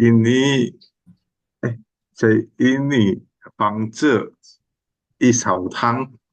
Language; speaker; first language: Chinese; non-native, learner; Indonesian